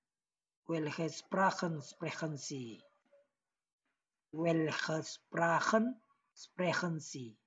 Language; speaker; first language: German; non-native, learner; Indonesian